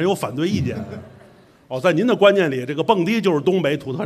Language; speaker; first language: Chinese; native; Chinese